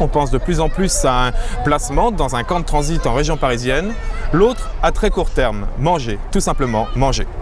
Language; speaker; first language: French; native; French